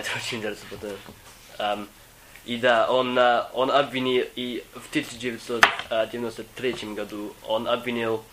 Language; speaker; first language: Russian; non-native, fluent; English